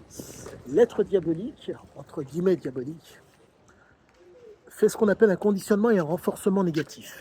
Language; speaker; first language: French; native; French